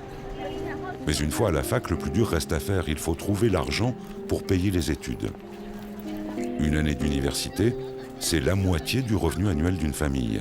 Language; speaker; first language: French; native; French